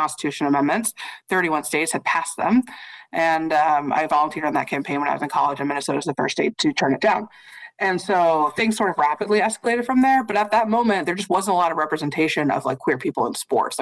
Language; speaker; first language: English; native; English